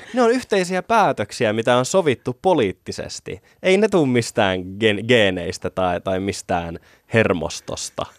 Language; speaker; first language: Finnish; native; Finnish